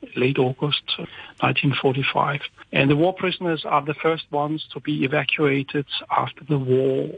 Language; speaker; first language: English; non-native, fluent; Danish